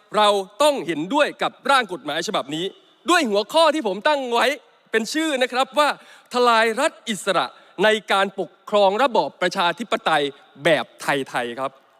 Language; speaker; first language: Thai; native; Thai